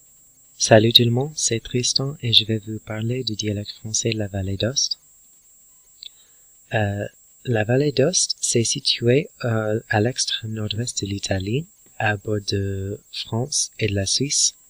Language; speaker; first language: French; non-native, learner; English